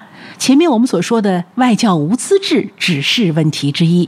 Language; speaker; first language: Chinese; native; Chinese